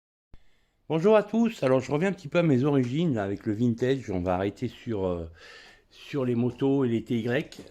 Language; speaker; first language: French; native; French